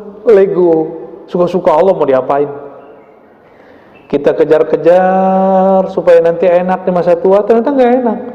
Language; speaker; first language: Indonesian; native; Indonesian